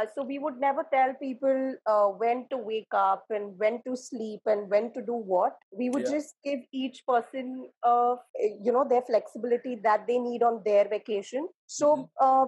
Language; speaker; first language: English; non-native, local second language; Hindi